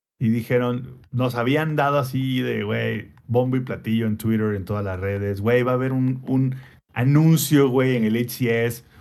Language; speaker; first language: Spanish; native; Spanish